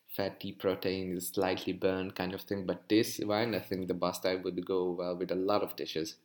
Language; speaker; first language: English; non-native, fluent; Hungarian